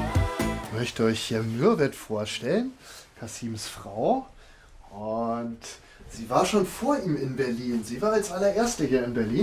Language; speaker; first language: German; native; German